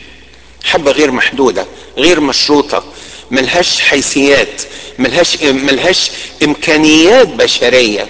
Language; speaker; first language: Arabic; native; Arabic